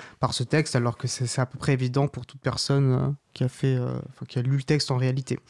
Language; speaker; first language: French; native; French